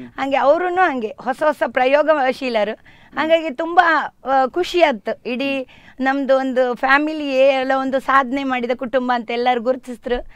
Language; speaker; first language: Kannada; native; Kannada